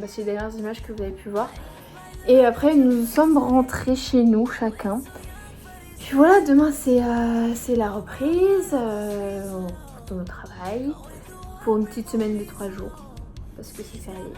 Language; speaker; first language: French; native; French